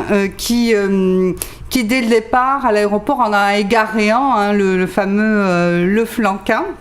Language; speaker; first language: French; native; French